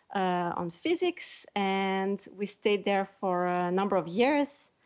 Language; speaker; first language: English; non-native, fluent; French